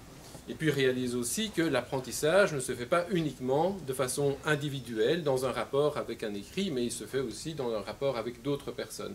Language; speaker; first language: French; native; French